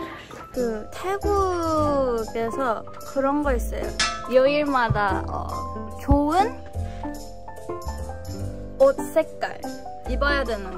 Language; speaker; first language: Korean; non-native, fluent; Thai